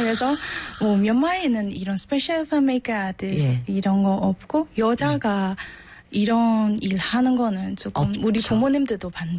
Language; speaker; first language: Korean; non-native, learner; Burmese